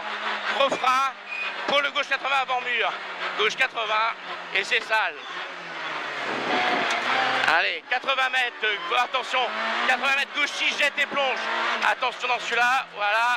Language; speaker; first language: French; native; French